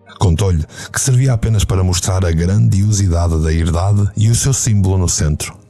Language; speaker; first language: Portuguese; native; Portuguese